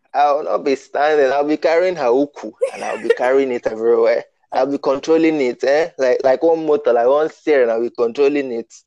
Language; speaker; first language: English; non-native, local second language; Igbo